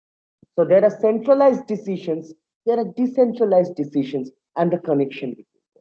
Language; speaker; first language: English; non-native, local second language; Bangla